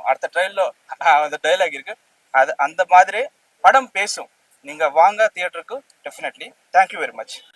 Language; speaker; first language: Tamil; non-native, learner; Telugu